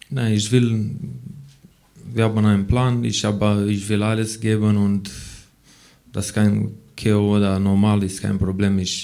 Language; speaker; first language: German; non-native, learner; Romanian